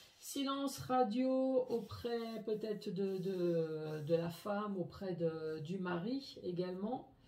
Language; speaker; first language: French; native; French